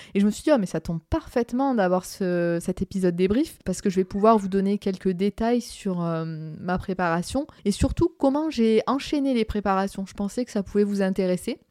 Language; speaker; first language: French; native; French